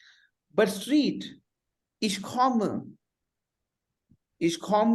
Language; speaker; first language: German; non-native, fluent; Hindi